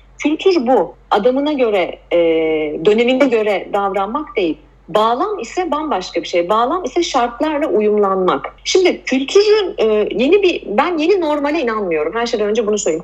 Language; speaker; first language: Turkish; native; Turkish